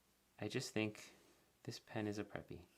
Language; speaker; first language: English; native; English